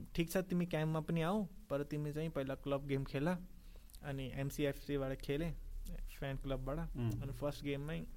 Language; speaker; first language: Nepali; early bilingual, heritage; Nepali